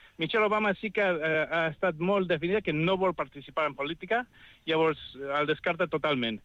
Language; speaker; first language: Catalan; non-native, fluent; Spanish